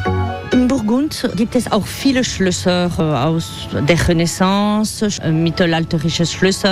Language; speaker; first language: German; non-native, learner; French